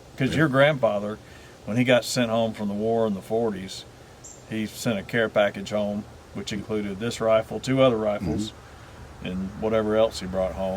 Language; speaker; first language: English; native; English